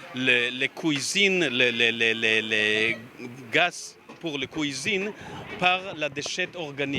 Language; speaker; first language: French; non-native, learner; Hebrew